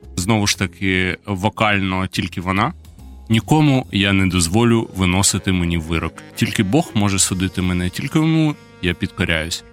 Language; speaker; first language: Ukrainian; native; Ukrainian